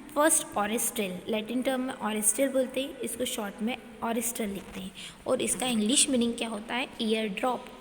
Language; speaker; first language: Hindi; native; Hindi